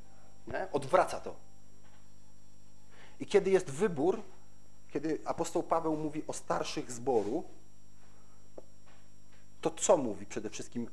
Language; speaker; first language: Polish; native; Polish